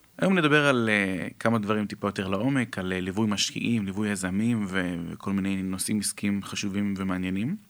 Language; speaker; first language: Hebrew; native; Hebrew